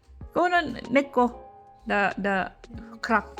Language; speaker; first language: Korean; non-native, learner; Filipino